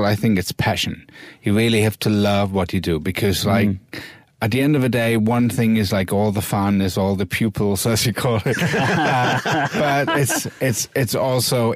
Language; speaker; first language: English; non-native, fluent; German